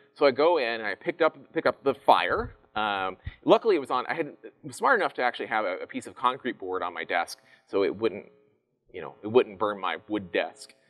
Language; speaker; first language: English; native; English